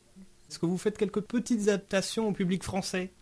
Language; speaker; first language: French; native; French